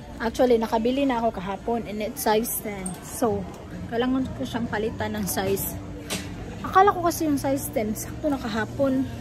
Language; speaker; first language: Filipino; non-native, local second language; Cebuano